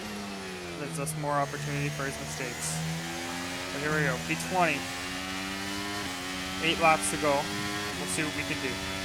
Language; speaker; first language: English; native; English